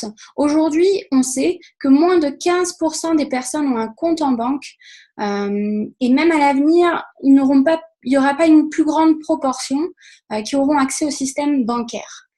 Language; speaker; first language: French; native; French